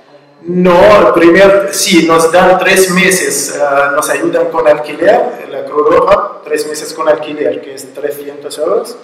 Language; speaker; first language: Spanish; non-native, learner; Arabic